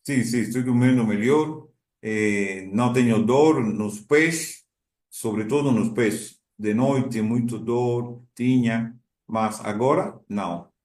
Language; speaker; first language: Portuguese; non-native, learner; Spanish